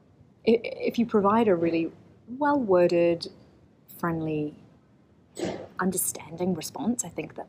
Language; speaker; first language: English; native; English